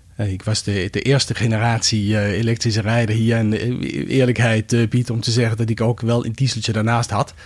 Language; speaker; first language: Dutch; non-native, fluent; Danish